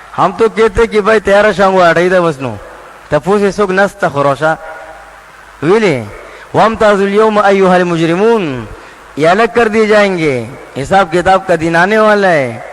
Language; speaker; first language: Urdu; non-native, local second language; Pashto